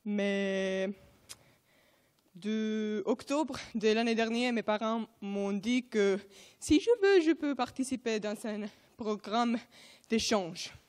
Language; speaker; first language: French; non-native, learner; Finnish